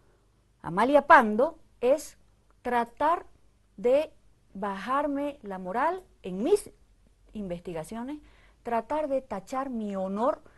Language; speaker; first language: Spanish; native; Spanish